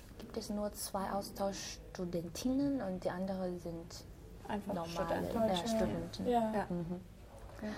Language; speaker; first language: German; non-native, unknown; Chinese